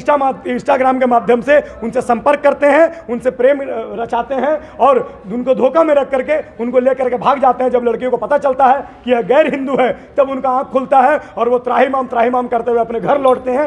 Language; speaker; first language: Hindi; native; Hindi